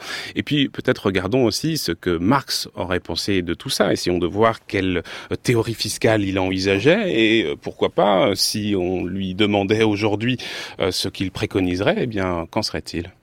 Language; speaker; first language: French; native; French